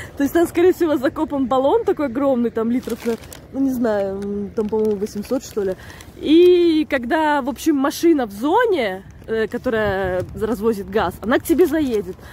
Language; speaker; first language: Russian; native; Russian